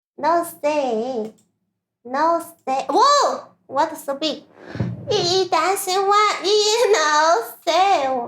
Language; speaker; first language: English; non-native, learner; Chinese